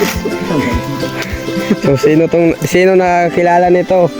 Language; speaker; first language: Filipino; non-native, local second language; Waray